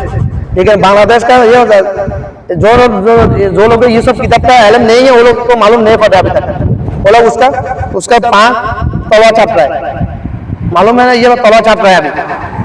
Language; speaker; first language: Hindi; non-native, fluent; Bangla